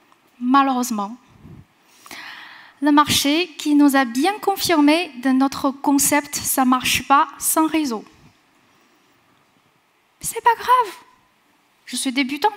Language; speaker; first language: French; non-native, fluent; Chinese